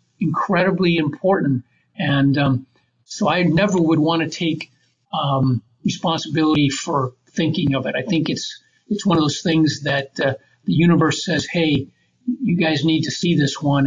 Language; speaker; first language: English; native; English